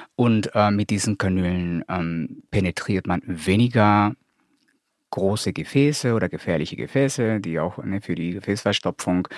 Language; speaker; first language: German; non-native, fluent; Spanish